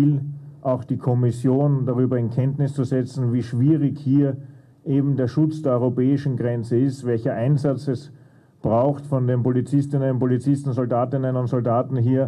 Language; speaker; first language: German; native; German